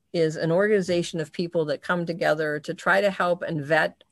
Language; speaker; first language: English; native; English